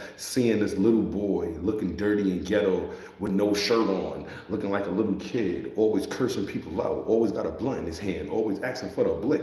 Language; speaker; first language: English; native; English